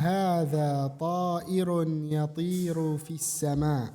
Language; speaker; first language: Arabic; non-native, fluent; Indonesian